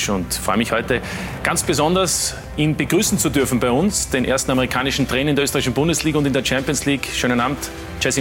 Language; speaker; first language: German; native; German